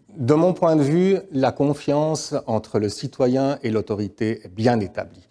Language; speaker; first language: French; native; French